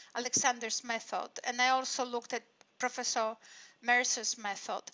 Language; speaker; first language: English; non-native, fluent; Polish